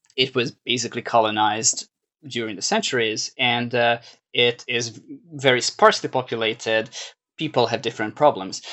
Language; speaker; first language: English; non-native, fluent; Hungarian